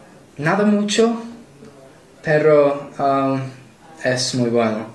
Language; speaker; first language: Spanish; non-native, learner; English